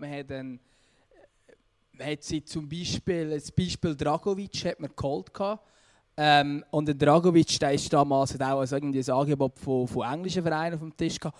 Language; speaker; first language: German; native; German